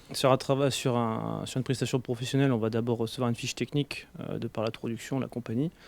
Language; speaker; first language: French; native; French